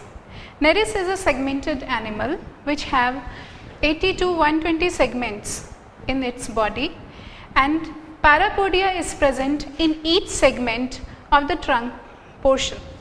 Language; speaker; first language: English; non-native, local second language; Hindi